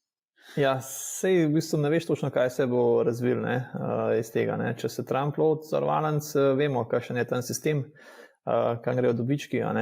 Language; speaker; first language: Slovenian; native; Slovenian